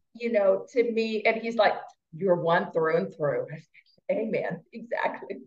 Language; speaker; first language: English; non-native, fluent; Russian